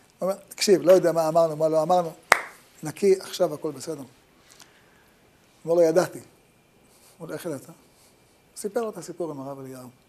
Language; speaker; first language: Hebrew; native; Hebrew